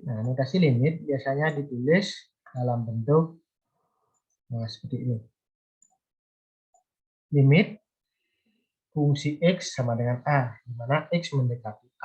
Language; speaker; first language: Indonesian; native; Indonesian